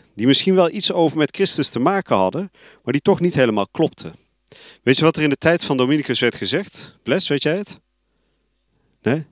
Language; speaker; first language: Dutch; native; Dutch